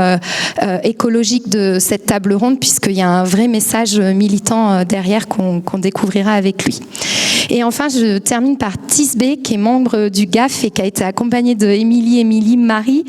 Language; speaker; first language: French; native; French